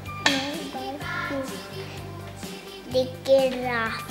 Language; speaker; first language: German; non-native, learner; Slovenian